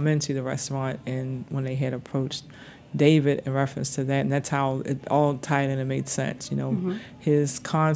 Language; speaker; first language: English; native; English